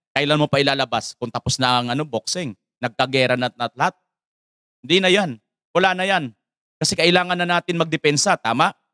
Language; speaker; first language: Filipino; native; Filipino